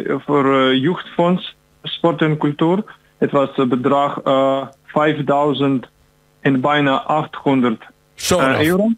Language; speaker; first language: Dutch; non-native, learner; Ukrainian